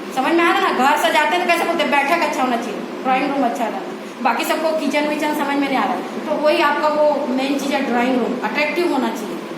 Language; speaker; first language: Hindi; non-native, local second language; Chhattisgarhi